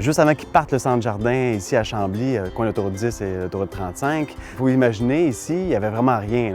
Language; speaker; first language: French; native; French